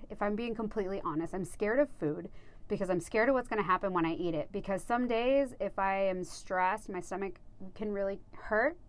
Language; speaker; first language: English; native; English